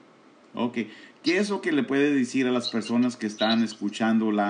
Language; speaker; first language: Spanish; early bilingual, heritage; Spanish